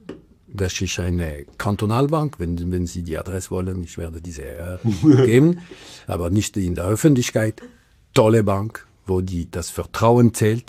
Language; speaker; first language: German; non-native, local second language; French